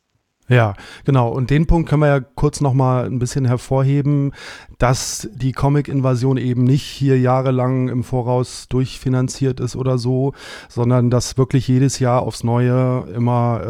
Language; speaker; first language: German; native; German